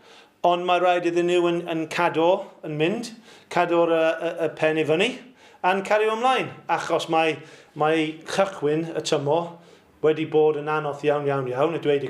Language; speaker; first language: Welsh; non-native, local second language; English